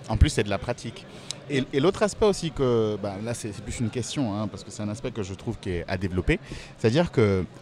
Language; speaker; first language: French; native; French